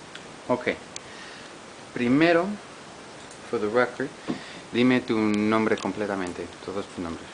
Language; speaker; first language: Spanish; early bilingual, heritage; English